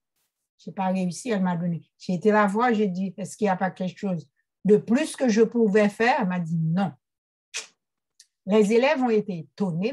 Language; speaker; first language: French; non-native, local second language; Haitian Creole